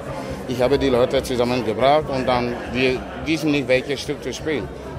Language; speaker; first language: German; non-native, learner; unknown